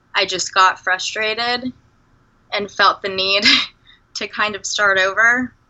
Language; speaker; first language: English; native; English